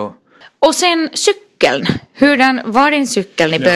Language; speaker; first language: Swedish; non-native, local second language; Finnish